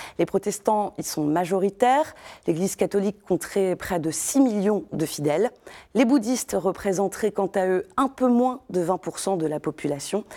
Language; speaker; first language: French; native; French